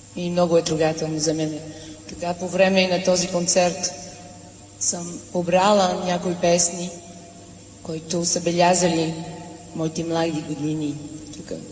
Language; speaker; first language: Bulgarian; early bilingual, heritage; Bulgarian